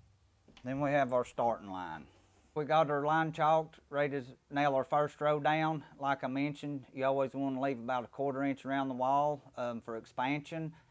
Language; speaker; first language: English; native; English